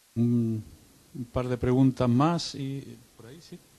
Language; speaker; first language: Spanish; native; Spanish